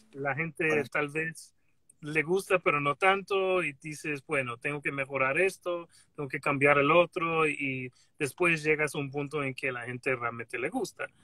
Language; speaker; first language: Spanish; non-native, fluent; English